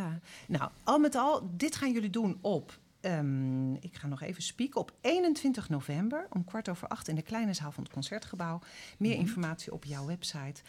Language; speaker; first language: Dutch; native; Dutch